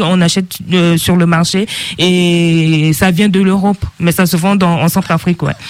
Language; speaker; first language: French; non-native, local second language; Sango